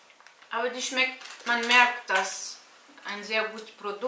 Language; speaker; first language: German; non-native, fluent; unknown